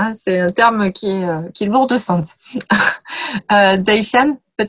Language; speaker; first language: French; native; French